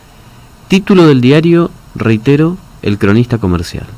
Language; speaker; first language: Spanish; native; Spanish